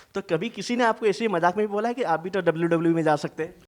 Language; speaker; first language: Hindi; non-native, local second language; Assamese